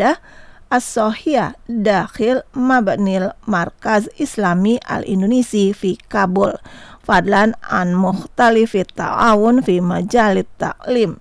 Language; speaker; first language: Arabic; non-native, fluent; Indonesian